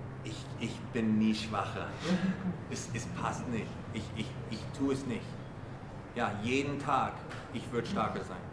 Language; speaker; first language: German; non-native, learner; English